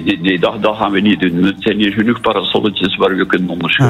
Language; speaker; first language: Dutch; native; Dutch